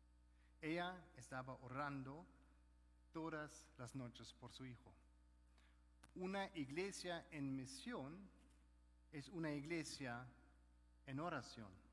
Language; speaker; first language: Spanish; non-native, fluent; German